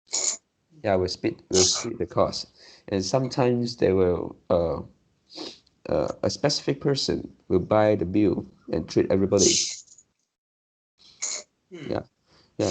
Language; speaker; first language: English; non-native, learner; Chinese